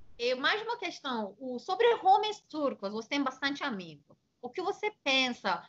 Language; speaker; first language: Portuguese; non-native, fluent; Turkish